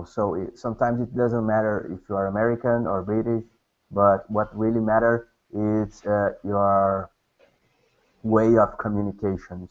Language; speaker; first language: English; non-native, learner; Portuguese